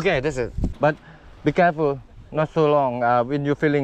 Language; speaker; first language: English; non-native, learner; Thai